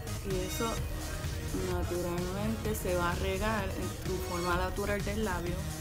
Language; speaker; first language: Spanish; early bilingual, heritage; Spanish